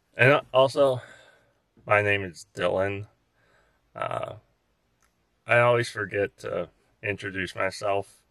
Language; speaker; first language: English; native; English